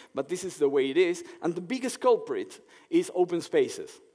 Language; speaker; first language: English; non-native, fluent; Spanish